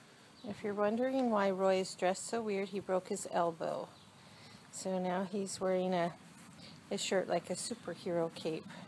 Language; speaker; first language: English; native; English